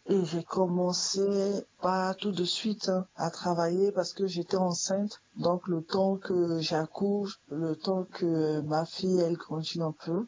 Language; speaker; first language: French; non-native, local second language; Sango